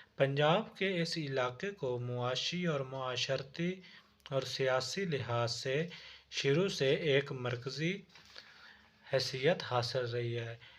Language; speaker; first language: Urdu; non-native, local second language; Punjabi